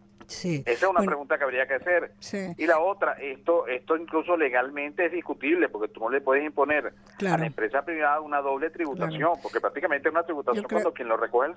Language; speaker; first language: Spanish; native; Spanish